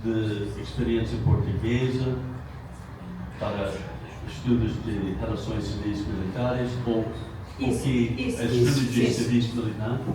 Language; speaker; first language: Portuguese; non-native, fluent; English